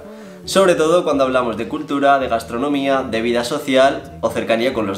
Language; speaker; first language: Spanish; native; Spanish